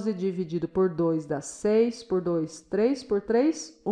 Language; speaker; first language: Portuguese; native; Portuguese